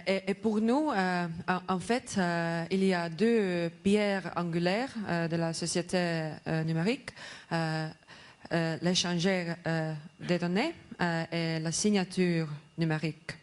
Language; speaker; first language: French; non-native, learner; Estonian